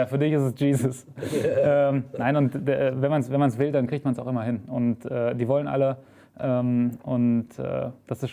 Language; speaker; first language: German; native; German